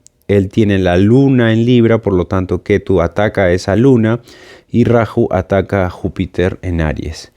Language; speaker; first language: Spanish; native; Spanish